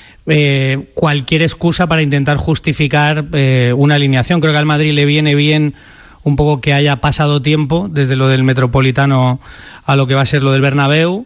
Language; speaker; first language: Spanish; native; Spanish